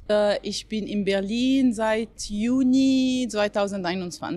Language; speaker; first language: German; non-native, learner; Arabic